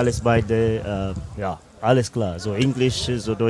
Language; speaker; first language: German; non-native, learner; Swahili